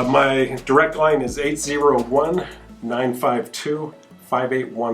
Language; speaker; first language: English; native; English